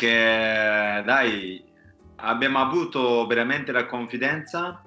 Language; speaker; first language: Italian; non-native, fluent; Japanese